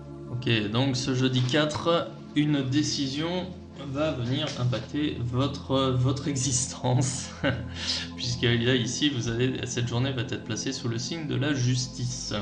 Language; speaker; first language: French; native; French